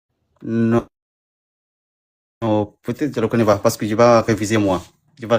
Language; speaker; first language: French; non-native, learner; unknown